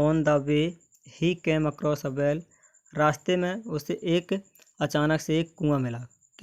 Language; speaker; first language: Hindi; native; Hindi